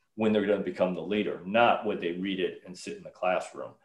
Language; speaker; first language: English; native; English